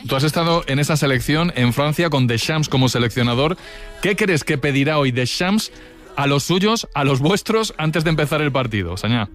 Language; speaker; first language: Spanish; native; Spanish